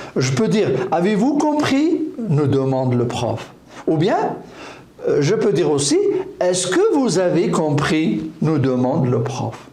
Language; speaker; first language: French; non-native, local second language; Arabic